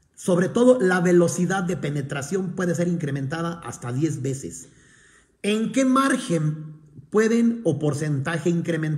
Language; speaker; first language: Spanish; native; Spanish